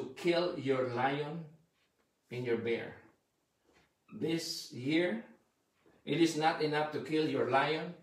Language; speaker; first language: English; non-native, local second language; Filipino